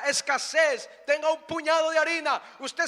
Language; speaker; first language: Spanish; native; Spanish